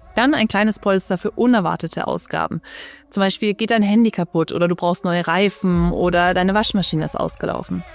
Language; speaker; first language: German; native; German